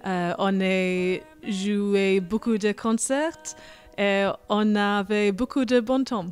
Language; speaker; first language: French; non-native, learner; English